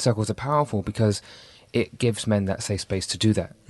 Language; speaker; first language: English; native; English